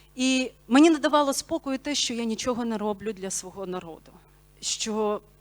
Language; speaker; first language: Ukrainian; non-native, local second language; Bulgarian